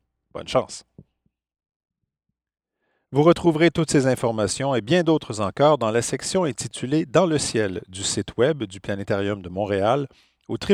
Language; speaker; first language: French; native; French